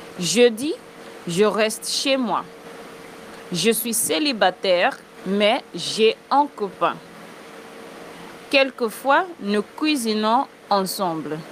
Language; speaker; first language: French; non-native, fluent; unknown